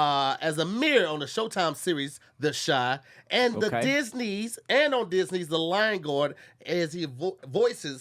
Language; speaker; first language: English; native; English